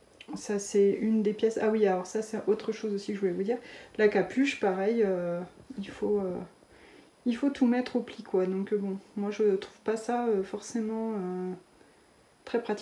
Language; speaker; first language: French; native; French